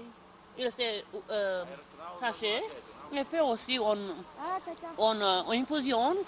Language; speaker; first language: French; non-native, learner; Romanian